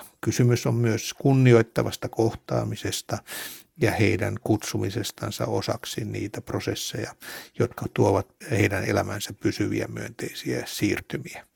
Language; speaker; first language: Finnish; native; Finnish